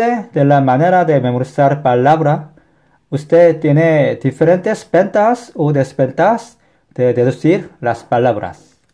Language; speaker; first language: Spanish; non-native, fluent; Korean